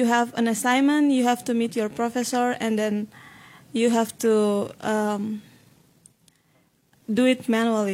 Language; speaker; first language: English; non-native, fluent; Indonesian